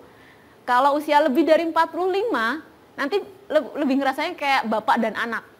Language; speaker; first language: Indonesian; native; Indonesian